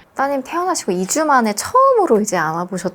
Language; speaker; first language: Korean; native; Korean